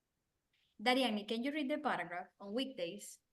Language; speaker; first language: English; non-native, fluent; Spanish